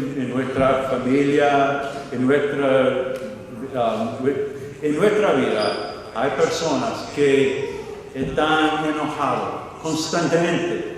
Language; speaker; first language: Spanish; non-native, fluent; English